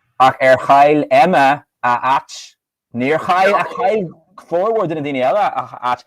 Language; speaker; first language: Irish; native; Irish